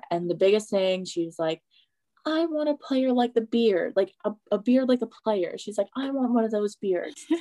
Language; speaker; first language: English; native; English